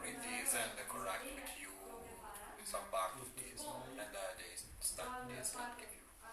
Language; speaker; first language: English; non-native, learner; Italian